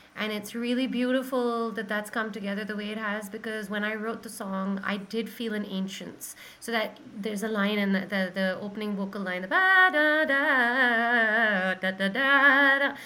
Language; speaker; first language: English; non-native, local second language; Urdu